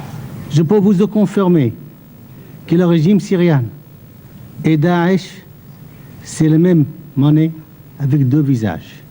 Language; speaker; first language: French; non-native, fluent; Arabic